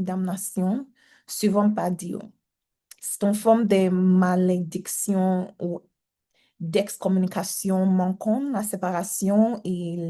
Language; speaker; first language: French; non-native, learner; English